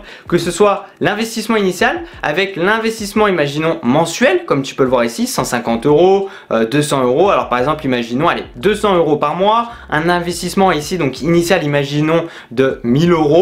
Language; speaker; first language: French; native; French